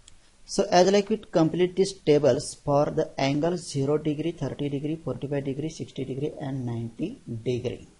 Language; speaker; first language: English; non-native, local second language; Marathi